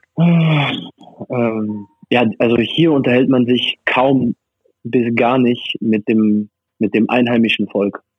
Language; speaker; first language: German; non-native, fluent; French